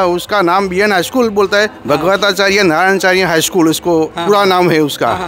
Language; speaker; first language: Hindi; non-native, local second language; Gujarati